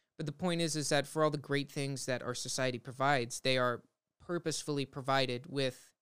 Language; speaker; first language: English; native; English